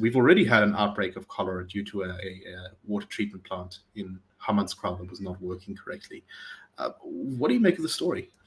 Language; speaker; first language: English; native; English